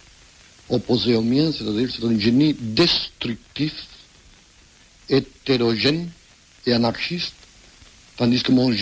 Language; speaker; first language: French; non-native, fluent; Catalan